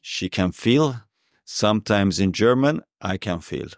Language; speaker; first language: English; non-native, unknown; Persian